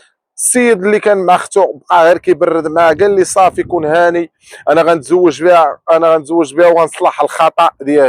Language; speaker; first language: Arabic; native; Arabic